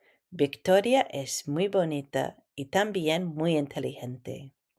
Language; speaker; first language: Spanish; non-native, fluent; English